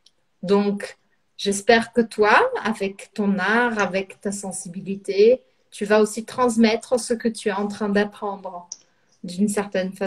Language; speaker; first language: French; non-native, fluent; Portuguese